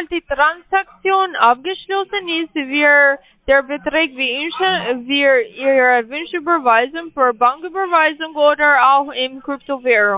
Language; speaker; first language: German; non-native, learner; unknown